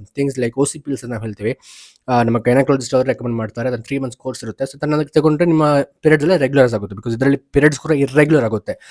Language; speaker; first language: Kannada; native; Kannada